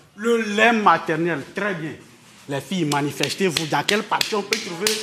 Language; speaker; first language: French; non-native, local second language; Ewe